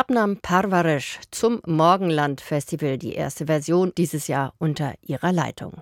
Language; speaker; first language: German; native; German